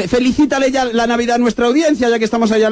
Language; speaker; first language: Spanish; native; Spanish